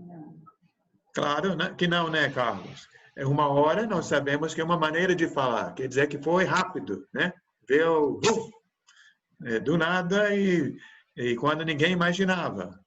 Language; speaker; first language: Portuguese; native; Portuguese